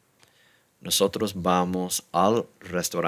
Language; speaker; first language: Spanish; non-native, fluent; English